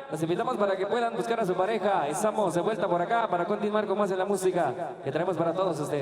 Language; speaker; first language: Spanish; native; Spanish